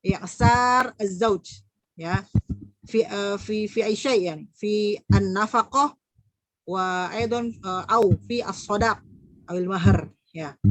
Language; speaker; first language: Arabic; non-native, fluent; Indonesian